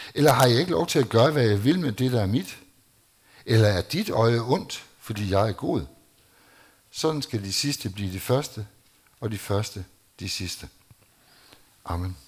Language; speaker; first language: Danish; native; Danish